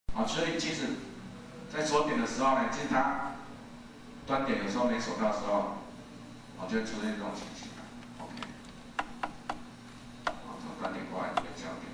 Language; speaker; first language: Chinese; native; Chinese